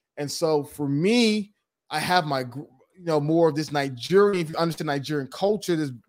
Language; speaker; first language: English; early bilingual, other home language; Yoruba